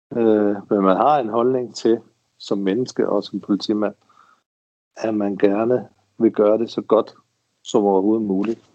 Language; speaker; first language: Danish; native; Danish